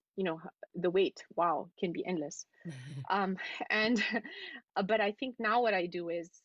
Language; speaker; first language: English; non-native, local second language; Hindi